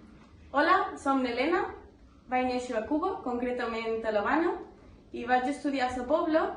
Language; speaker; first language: Catalan; early bilingual, other home language; Spanish